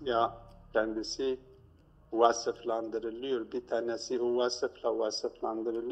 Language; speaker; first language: Turkish; native; Turkish